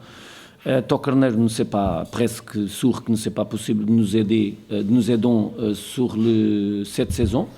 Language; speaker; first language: French; non-native, fluent; Portuguese